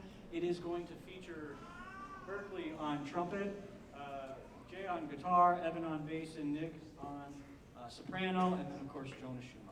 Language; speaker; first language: English; native; English